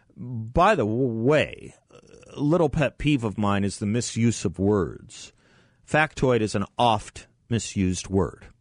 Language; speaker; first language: English; native; English